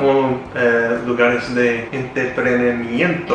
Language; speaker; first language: Spanish; non-native, learner; English